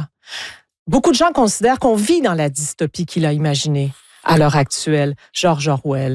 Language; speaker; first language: French; native; French